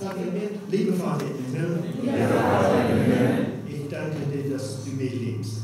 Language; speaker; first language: German; non-native, learner; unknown